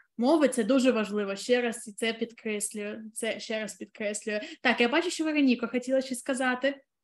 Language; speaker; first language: Ukrainian; non-native, local second language; Russian